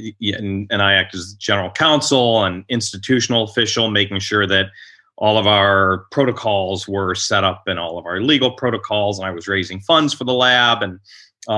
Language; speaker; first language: English; native; English